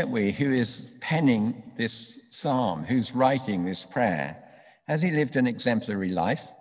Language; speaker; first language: English; native; English